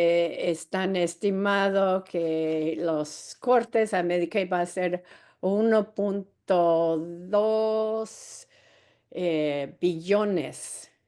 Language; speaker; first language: Spanish; non-native, fluent; English